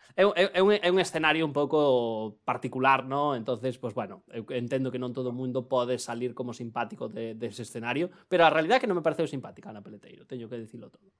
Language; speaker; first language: Galician; non-native, local second language; Spanish